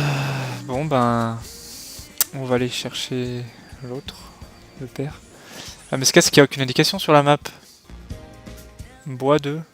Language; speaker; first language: French; native; French